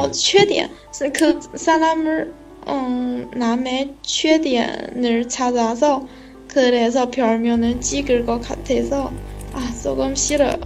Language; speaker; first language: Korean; non-native, learner; Chinese